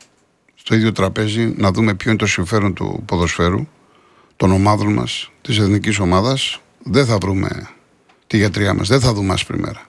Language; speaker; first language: Greek; native; Greek